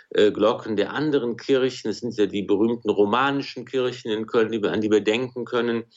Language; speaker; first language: German; native; German